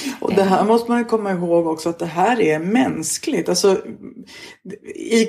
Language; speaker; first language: Swedish; native; Swedish